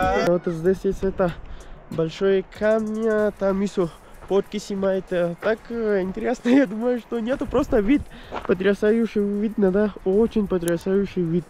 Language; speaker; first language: Russian; non-native, learner; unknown